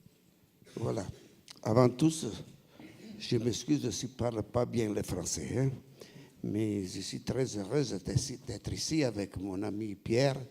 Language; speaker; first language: French; non-native, fluent; Italian